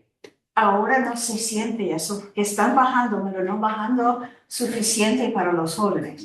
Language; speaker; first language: Spanish; non-native, fluent; English